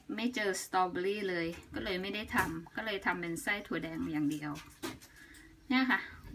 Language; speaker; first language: Thai; native; Thai